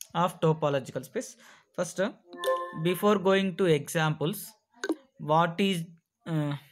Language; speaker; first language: English; non-native, local second language; Telugu